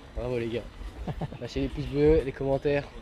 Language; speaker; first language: French; native; French